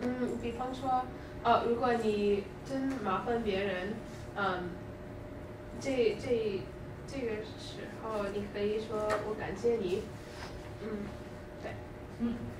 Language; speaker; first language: Chinese; non-native, learner; English